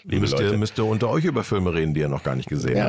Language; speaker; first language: German; native; German